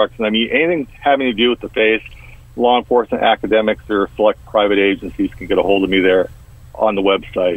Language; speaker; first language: English; native; English